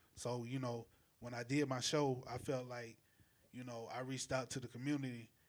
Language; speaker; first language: English; native; English